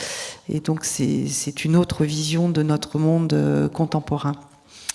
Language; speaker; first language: French; native; French